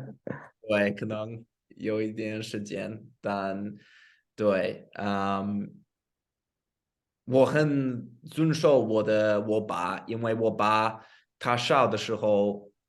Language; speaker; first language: Chinese; non-native, fluent; English